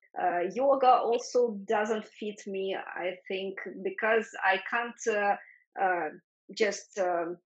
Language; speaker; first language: English; non-native, fluent; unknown